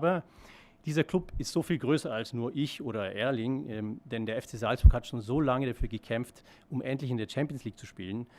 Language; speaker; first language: German; native; German